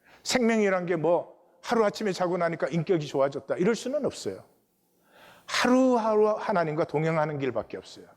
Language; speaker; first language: Korean; native; Korean